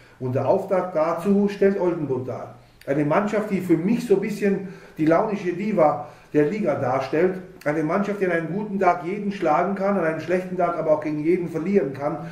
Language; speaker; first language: German; native; German